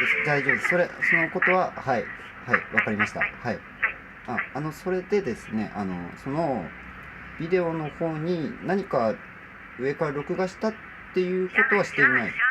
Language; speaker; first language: Japanese; native; Japanese